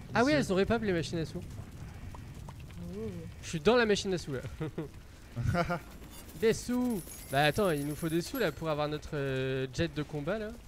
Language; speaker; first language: French; native; French